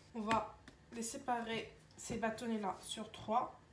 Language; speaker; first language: French; non-native, local second language; Arabic